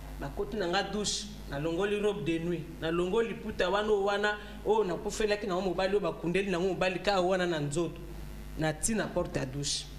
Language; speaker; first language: Lingala; non-native, local second language; Luba-Lulua